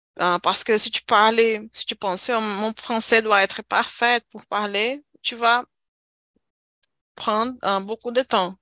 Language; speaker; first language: French; non-native, learner; Portuguese